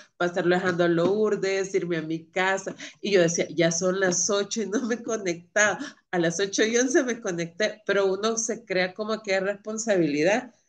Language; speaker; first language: Spanish; native; Spanish